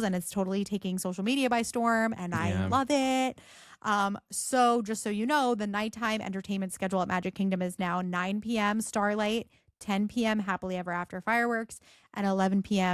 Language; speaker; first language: English; native; English